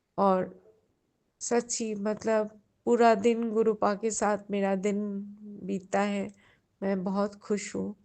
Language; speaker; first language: Hindi; non-native, local second language; Bangla